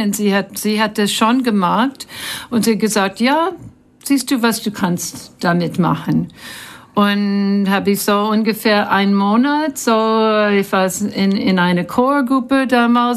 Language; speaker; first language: German; non-native, learner; English